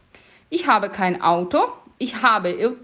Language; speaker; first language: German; non-native, fluent; Portuguese